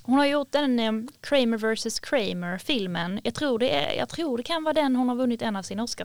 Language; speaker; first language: Swedish; native; Swedish